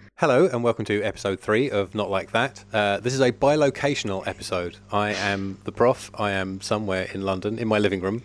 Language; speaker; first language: English; native; English